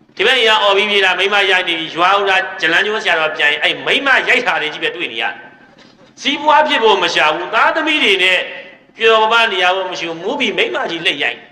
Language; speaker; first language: Burmese; native; Burmese